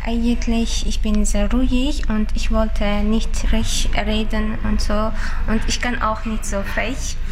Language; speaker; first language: German; non-native, learner; Uzbek